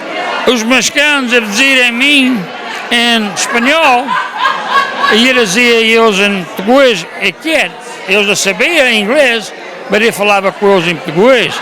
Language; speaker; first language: Portuguese; early bilingual, heritage; Portuguese